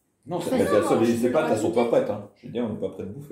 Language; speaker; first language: French; native; French